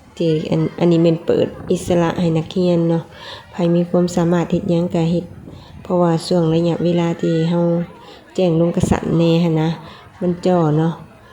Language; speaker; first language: Thai; native; Thai